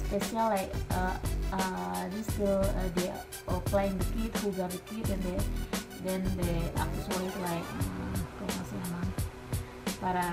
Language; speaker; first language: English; non-native, learner; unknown